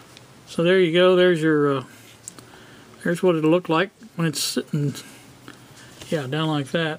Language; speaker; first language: English; native; English